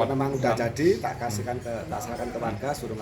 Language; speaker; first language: Indonesian; non-native, local second language; Javanese